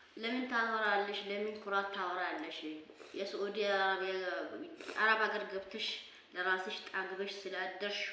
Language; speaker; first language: Amharic; native; Amharic